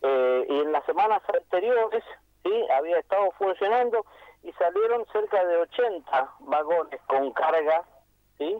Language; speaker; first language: Spanish; native; Spanish